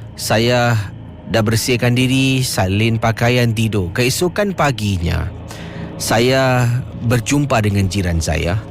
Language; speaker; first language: Malay; native; Malay